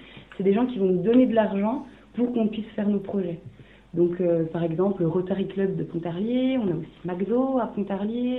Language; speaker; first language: French; native; French